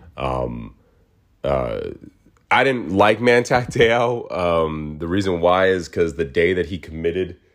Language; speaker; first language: English; native; English